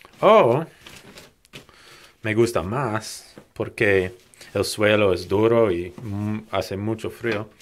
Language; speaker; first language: Spanish; non-native, learner; English